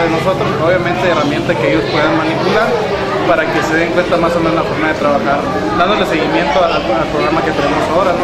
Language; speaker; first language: Spanish; native; Spanish